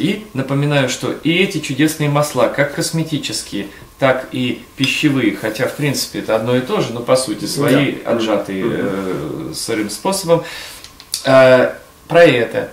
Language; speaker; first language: Russian; native; Russian